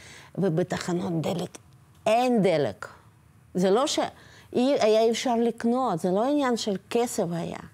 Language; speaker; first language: Hebrew; non-native, fluent; Russian